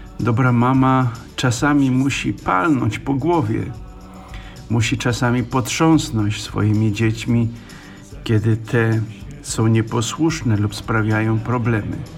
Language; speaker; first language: Polish; native; Polish